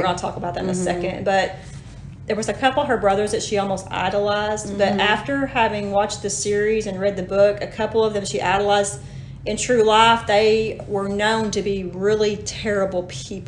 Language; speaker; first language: English; native; English